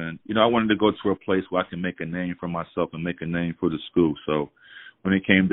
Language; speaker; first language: English; native; English